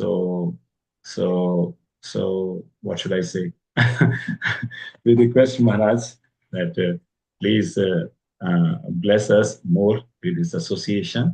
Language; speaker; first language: English; non-native, local second language; Hindi